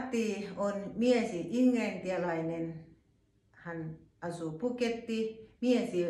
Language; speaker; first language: Finnish; non-native, learner; Thai